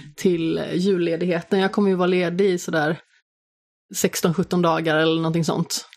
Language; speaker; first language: Swedish; native; Swedish